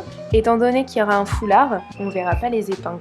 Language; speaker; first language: French; native; French